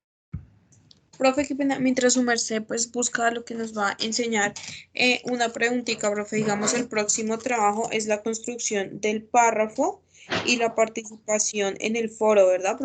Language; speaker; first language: Spanish; native; Spanish